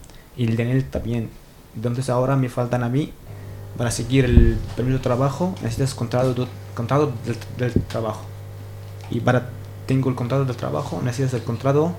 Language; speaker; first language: Spanish; non-native, learner; Arabic